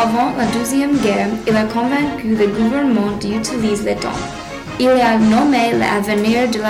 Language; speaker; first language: French; non-native, learner; English